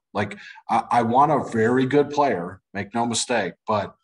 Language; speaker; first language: English; native; English